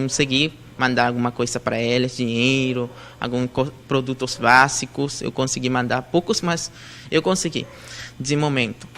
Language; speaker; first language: Portuguese; non-native, fluent; Spanish